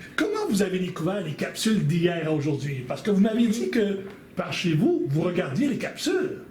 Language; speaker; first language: French; native; French